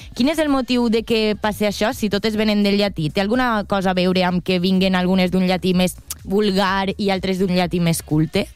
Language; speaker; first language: Catalan; native; Catalan